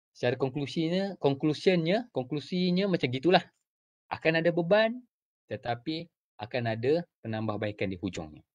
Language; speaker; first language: Malay; native; Malay